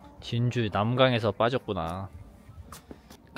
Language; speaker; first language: Korean; native; Korean